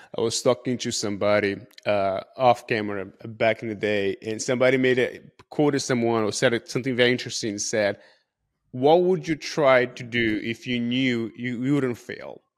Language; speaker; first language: English; non-native, fluent; Portuguese